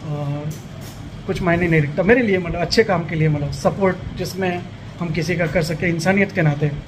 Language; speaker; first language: Hindi; non-native, local second language; Gujarati